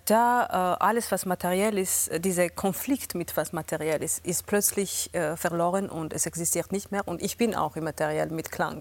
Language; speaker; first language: German; non-native, fluent; Georgian